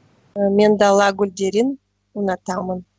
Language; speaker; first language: Kazakh; non-native, learner; Russian